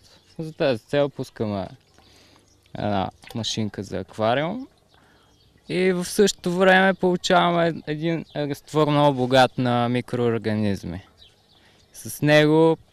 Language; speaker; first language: Bulgarian; native; Bulgarian